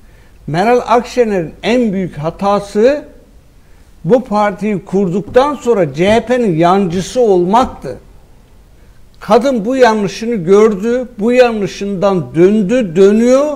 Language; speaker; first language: Turkish; native; Turkish